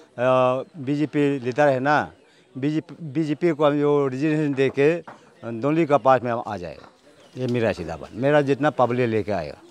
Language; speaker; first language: Hindi; non-native, local second language; Nyishi